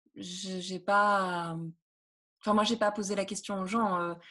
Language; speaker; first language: French; native; French